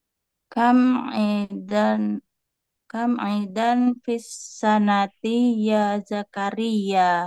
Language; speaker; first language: Arabic; non-native, learner; Indonesian